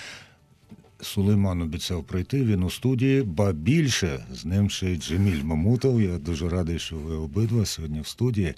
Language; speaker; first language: Ukrainian; native; Ukrainian